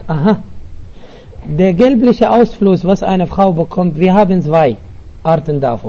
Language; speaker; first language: German; non-native, fluent; Arabic